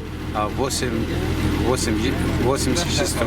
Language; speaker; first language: Russian; non-native, fluent; Arabic